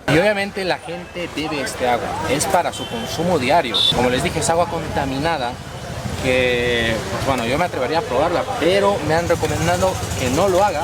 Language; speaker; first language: Spanish; native; Spanish